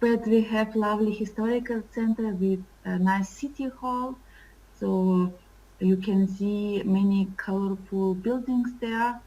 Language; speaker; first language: English; non-native, learner; Russian